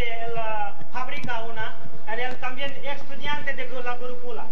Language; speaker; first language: Spanish; non-native, learner; Gujarati